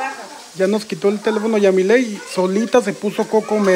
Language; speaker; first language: Spanish; native; Spanish